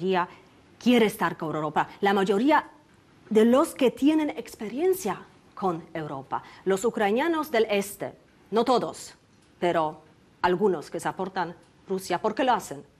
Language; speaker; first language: Spanish; non-native, fluent; Polish